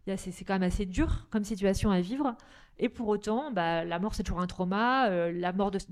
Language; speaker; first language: French; native; French